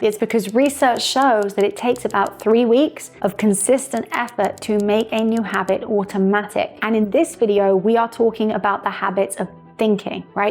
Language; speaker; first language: English; native; English